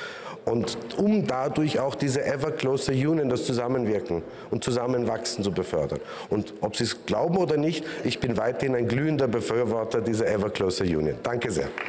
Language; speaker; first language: German; native; German